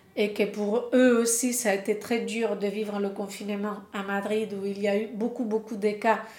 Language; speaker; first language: French; non-native, fluent; Spanish